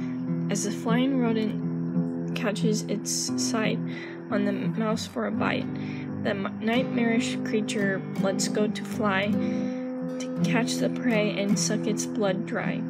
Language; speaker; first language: English; native; English